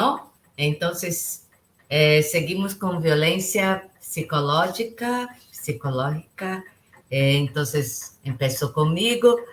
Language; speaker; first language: Spanish; non-native, local second language; Portuguese